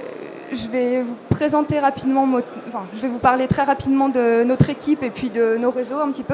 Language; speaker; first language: French; native; French